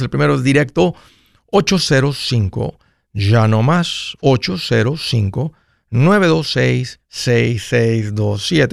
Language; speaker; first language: Spanish; native; Spanish